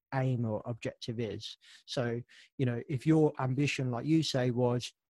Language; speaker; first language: English; native; English